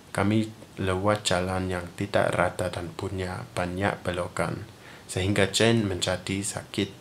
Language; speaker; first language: Indonesian; non-native, learner; English